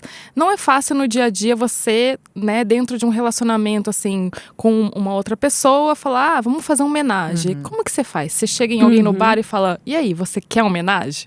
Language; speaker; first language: Portuguese; native; Portuguese